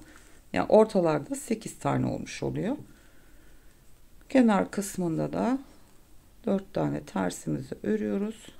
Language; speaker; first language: Turkish; native; Turkish